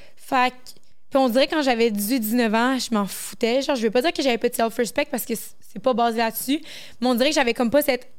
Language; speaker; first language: French; native; French